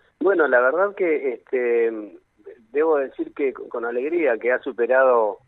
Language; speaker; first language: Spanish; native; Spanish